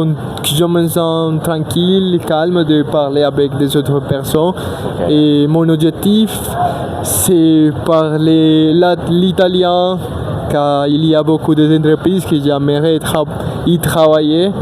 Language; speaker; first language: French; non-native, learner; Spanish